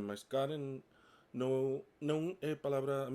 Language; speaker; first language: Portuguese; non-native, fluent; English